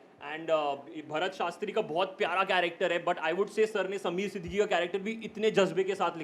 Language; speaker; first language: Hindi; native; Hindi